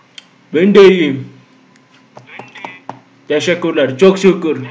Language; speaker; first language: Turkish; non-native, learner; Indonesian